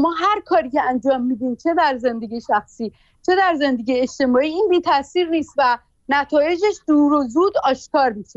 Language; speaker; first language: Persian; native; Persian